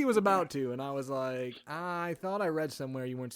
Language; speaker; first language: English; native; English